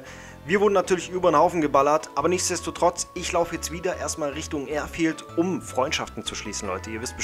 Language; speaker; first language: German; native; German